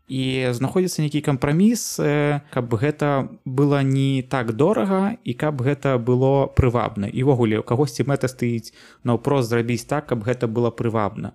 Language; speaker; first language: Belarusian; non-native, local second language; Russian